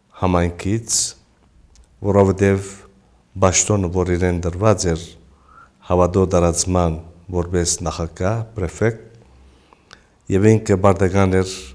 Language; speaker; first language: Armenian; early bilingual, heritage; Armenian